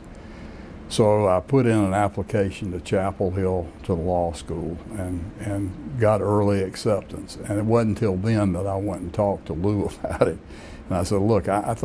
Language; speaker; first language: English; native; English